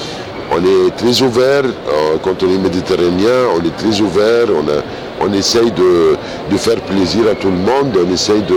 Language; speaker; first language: French; non-native, fluent; Arabic